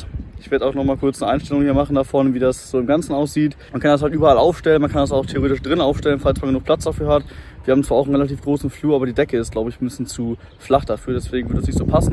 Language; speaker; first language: German; native; German